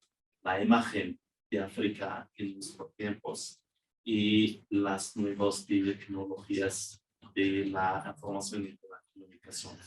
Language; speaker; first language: Spanish; non-native, fluent; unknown